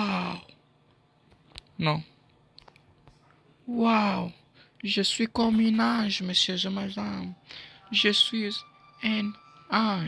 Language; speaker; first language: French; non-native, learner; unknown